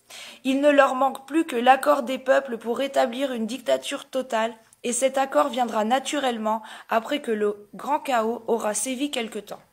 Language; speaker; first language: French; native; French